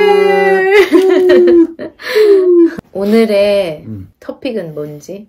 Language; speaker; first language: Korean; non-native, fluent; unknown